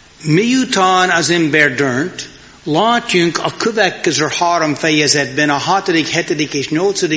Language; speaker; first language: Hungarian; non-native, fluent; English